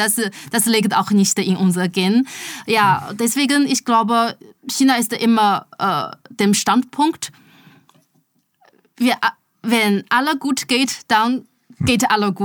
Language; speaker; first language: German; non-native, fluent; Chinese